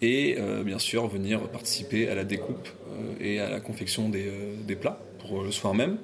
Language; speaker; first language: French; native; French